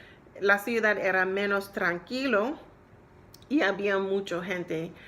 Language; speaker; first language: Spanish; non-native, learner; English